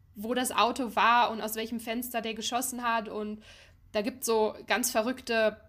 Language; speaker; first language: German; native; German